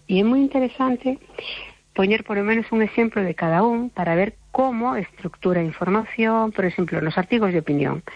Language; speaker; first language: Galician; non-native, local second language; Spanish